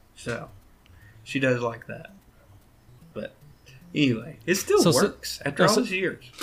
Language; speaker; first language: English; native; English